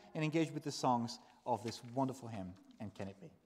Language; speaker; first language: English; non-native, fluent; Portuguese